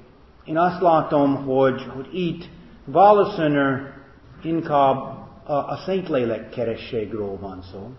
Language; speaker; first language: Hungarian; non-native, fluent; English